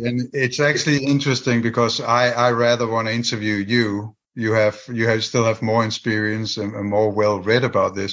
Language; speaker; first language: English; non-native, fluent; Danish